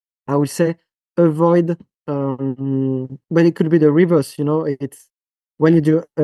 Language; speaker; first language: English; non-native, fluent; French